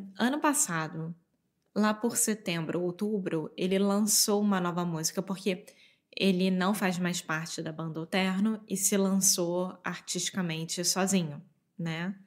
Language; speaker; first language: Portuguese; native; Portuguese